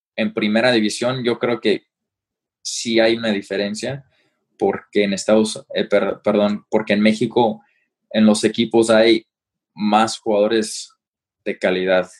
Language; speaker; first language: Spanish; early bilingual, heritage; Spanish